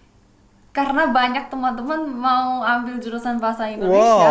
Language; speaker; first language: Indonesian; non-native, fluent; Korean